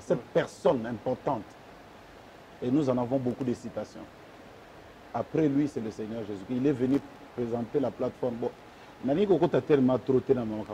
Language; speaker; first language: French; non-native, local second language; Lingala